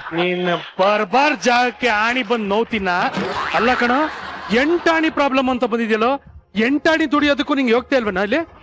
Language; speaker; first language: Kannada; native; Kannada